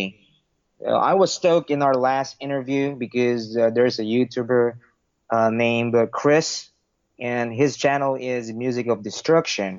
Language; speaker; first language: English; non-native, local second language; Filipino